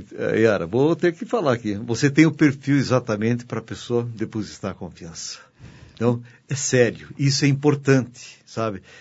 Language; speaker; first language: Portuguese; native; Portuguese